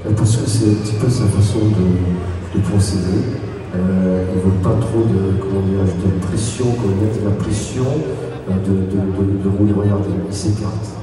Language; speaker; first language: French; native; French